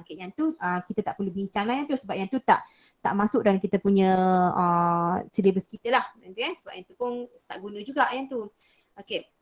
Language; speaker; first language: Malay; native; Malay